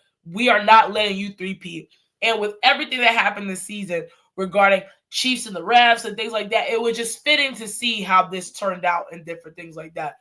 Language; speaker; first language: English; native; English